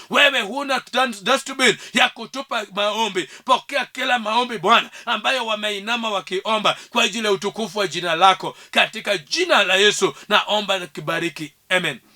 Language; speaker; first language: Swahili; non-native, local second language; Luo (Kenya and Tanzania)